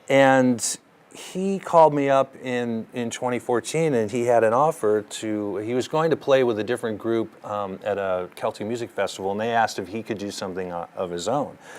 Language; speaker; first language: English; early bilingual, other home language; German